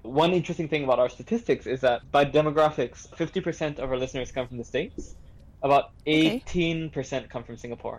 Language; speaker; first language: English; native; English